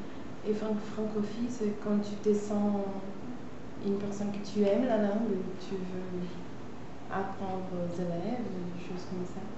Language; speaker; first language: French; non-native, fluent; Portuguese